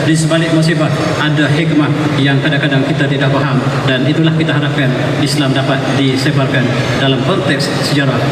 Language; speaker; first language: Malay; native; Malay